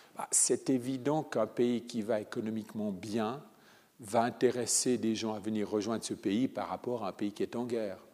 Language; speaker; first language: French; early bilingual, other home language; Italian